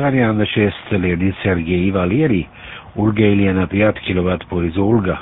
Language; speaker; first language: Russian; non-native, learner; German